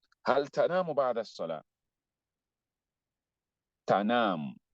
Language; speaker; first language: Arabic; non-native, fluent; English